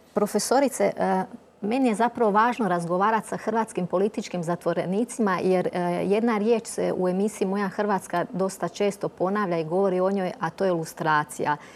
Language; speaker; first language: Croatian; native; Croatian